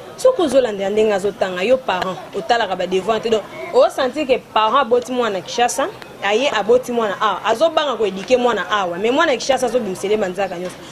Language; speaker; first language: Lingala; native; Lingala